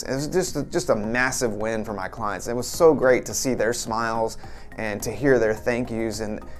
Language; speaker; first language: English; native; English